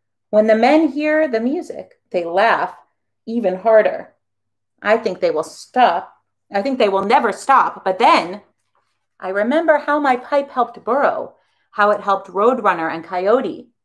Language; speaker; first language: English; native; English